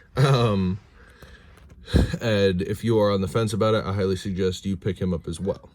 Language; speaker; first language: English; native; English